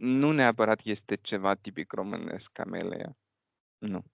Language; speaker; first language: Romanian; non-native, fluent; Russian